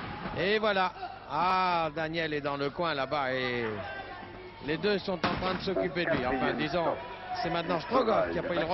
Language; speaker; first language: French; native; French